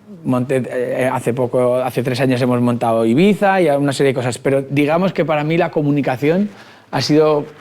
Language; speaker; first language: Spanish; native; Spanish